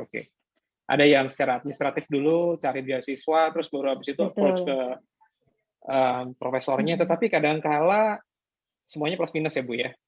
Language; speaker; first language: Indonesian; native; Indonesian